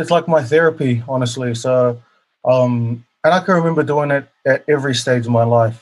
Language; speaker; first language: English; native; English